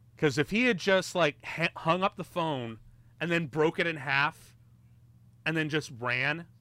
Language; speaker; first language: English; native; English